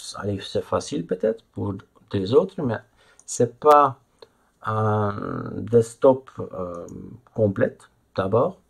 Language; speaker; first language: French; non-native, fluent; Dutch